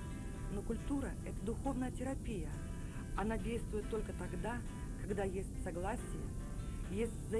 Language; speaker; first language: Russian; native; Russian